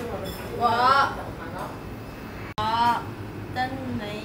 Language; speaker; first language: Chinese; non-native, learner; Vietnamese